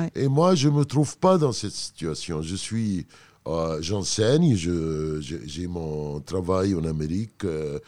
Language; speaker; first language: French; non-native, fluent; Arabic